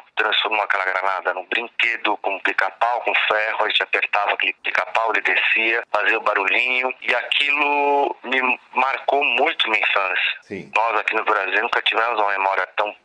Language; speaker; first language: Portuguese; native; Portuguese